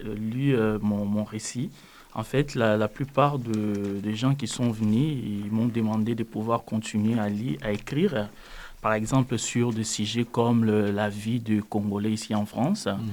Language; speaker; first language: French; non-native, local second language; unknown